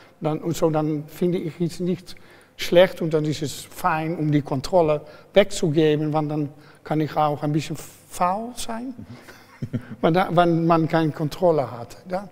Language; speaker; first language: German; non-native, fluent; Dutch